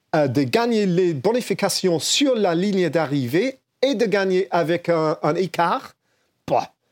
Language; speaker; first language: French; non-native, fluent; English